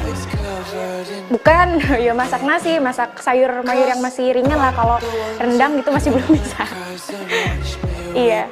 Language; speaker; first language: Indonesian; native; Indonesian